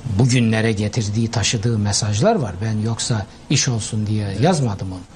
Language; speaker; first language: Turkish; native; Turkish